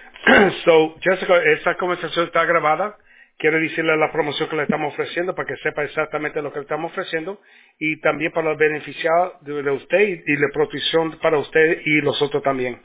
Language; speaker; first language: Spanish; early bilingual, heritage; Spanish